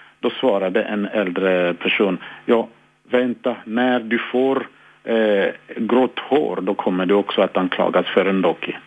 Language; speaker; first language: Swedish; non-native, fluent; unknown